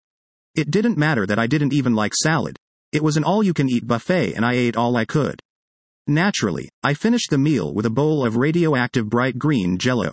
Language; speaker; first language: English; early bilingual, other home language; Persian